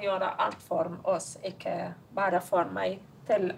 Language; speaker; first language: Norwegian; non-native, learner; Arabic